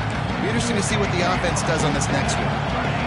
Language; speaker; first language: English; native; English